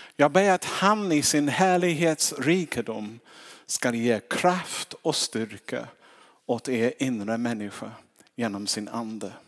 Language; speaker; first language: Swedish; non-native, fluent; English